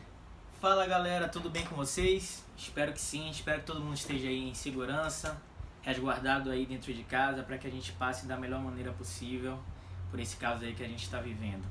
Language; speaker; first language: Portuguese; native; Portuguese